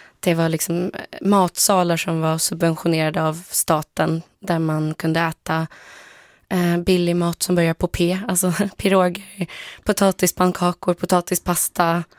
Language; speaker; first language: Swedish; early bilingual, other home language; Polish